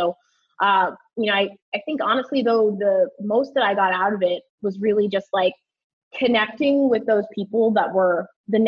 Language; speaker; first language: English; native; English